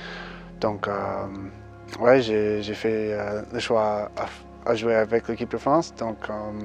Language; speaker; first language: French; early bilingual, heritage; English